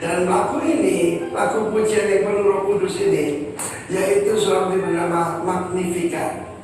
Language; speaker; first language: Indonesian; native; Indonesian